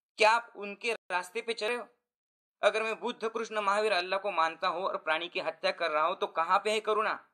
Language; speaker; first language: Hindi; non-native, local second language; Marathi